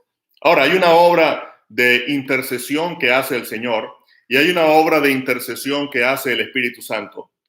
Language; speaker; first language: Spanish; native; Spanish